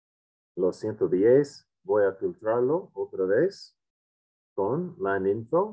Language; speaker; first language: Spanish; non-native, fluent; English